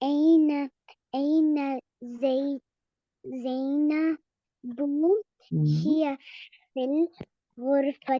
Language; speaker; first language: Arabic; non-native, learner; Urdu